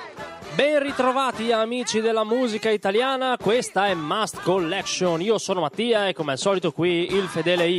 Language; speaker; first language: Italian; native; Italian